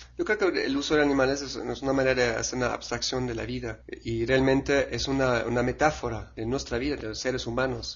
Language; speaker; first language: Spanish; non-native, fluent; German